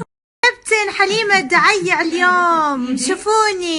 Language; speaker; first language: Arabic; native; Arabic